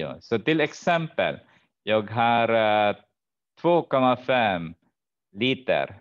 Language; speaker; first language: Swedish; non-native, fluent; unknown